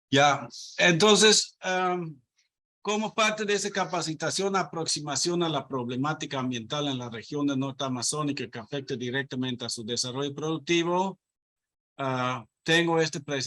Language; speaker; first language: Spanish; non-native, fluent; Dutch